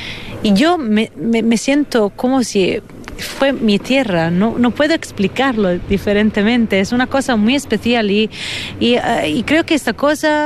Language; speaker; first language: Spanish; non-native, fluent; Italian